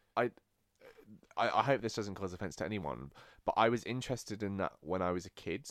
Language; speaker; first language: English; native; English